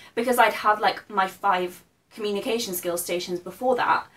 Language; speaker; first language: English; native; English